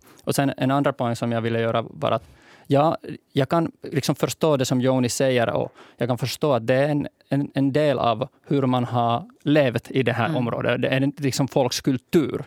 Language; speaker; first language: Swedish; native; Swedish